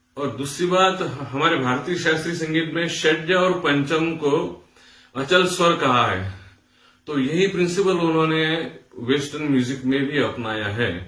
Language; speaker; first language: Hindi; non-native, local second language; Marathi